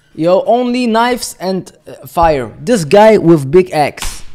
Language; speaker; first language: English; non-native, learner; German